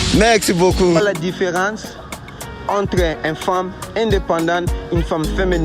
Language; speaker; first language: French; non-native, fluent; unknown